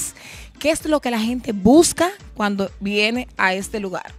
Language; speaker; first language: Spanish; native; Spanish